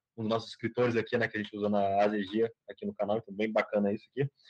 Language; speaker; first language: Portuguese; native; Portuguese